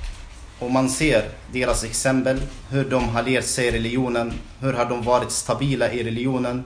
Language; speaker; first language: Swedish; non-native, fluent; Arabic